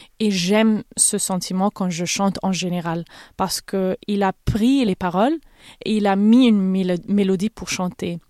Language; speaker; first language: French; non-native, fluent; Arabic